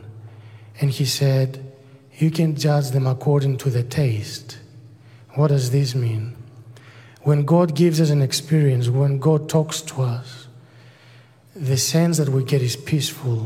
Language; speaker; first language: English; non-native, fluent; Greek